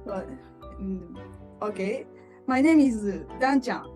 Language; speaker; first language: English; non-native, learner; Japanese